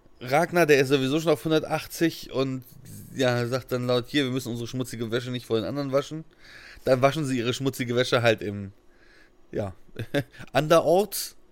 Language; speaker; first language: German; native; German